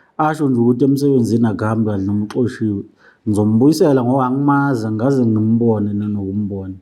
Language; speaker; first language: Zulu; native; Zulu